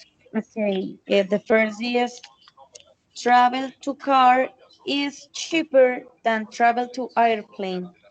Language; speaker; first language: English; non-native, learner; Spanish